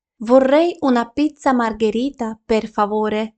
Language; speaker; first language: Italian; non-native, fluent; Ukrainian